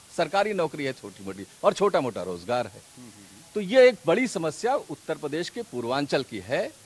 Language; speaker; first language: Hindi; native; Hindi